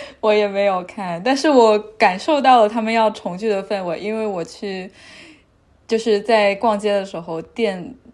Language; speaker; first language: Chinese; native; Chinese